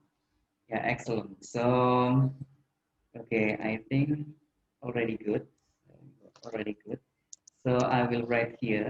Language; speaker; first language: English; non-native, fluent; Indonesian